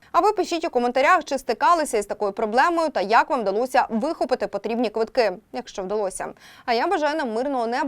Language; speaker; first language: Ukrainian; native; Ukrainian